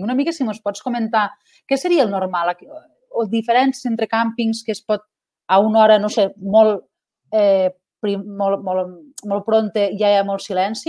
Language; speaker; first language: Catalan; native; Catalan